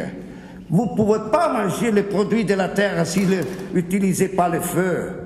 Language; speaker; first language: French; non-native, fluent; Italian